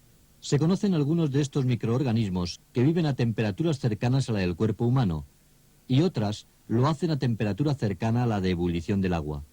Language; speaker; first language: Spanish; native; Spanish